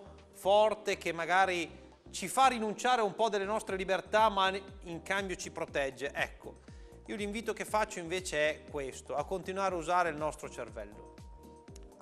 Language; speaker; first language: Italian; native; Italian